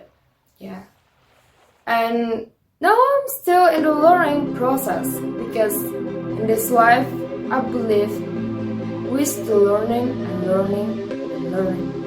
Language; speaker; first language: English; non-native, fluent; Indonesian